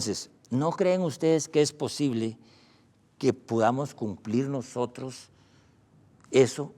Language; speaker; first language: Spanish; native; Spanish